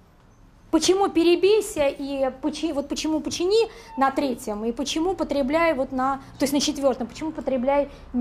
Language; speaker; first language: Russian; native; Russian